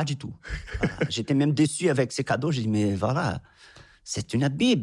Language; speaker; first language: French; non-native, fluent; Portuguese